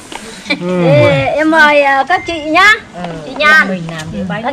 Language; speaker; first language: Vietnamese; native; Vietnamese